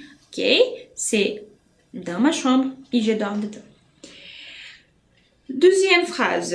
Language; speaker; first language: French; non-native, fluent; Portuguese